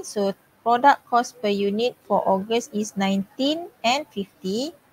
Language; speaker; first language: English; non-native, local second language; Malay